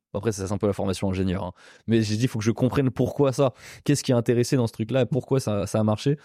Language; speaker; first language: French; native; French